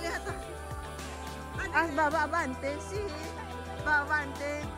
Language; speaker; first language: Italian; non-native, fluent; Filipino